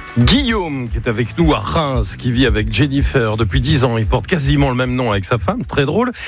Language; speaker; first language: French; native; French